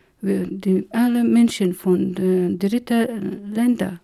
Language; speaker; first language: German; non-native, learner; Persian